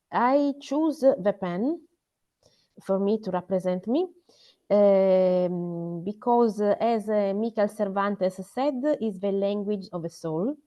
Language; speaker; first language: English; non-native, learner; Italian